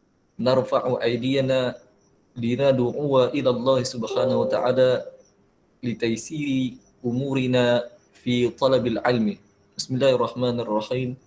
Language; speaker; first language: Arabic; non-native, fluent; Malay